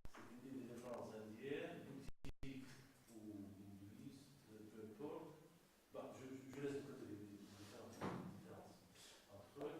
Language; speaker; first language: French; non-native, fluent; Russian